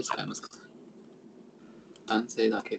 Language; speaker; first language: Japanese; non-native, learner; Chinese